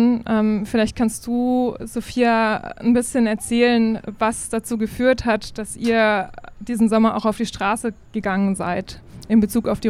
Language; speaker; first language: German; native; German